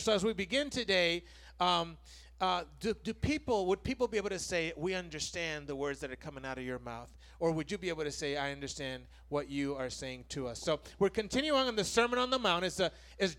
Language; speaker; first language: English; non-native, fluent; Spanish